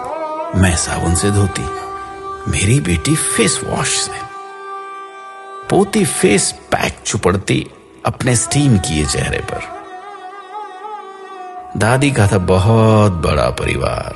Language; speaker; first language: Hindi; native; Hindi